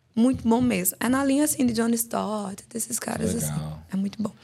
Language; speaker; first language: Portuguese; native; Portuguese